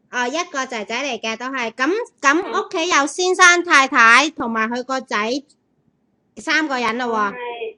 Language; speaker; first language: Chinese; native; Chinese